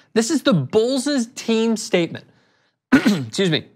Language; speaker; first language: English; native; English